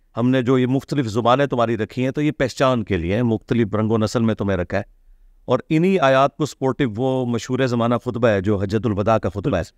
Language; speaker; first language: Urdu; native; Urdu